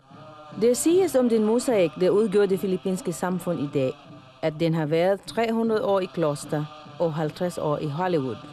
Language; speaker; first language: Danish; non-native, fluent; Filipino